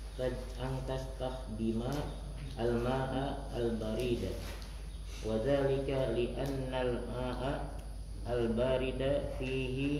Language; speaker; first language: Arabic; non-native, learner; Indonesian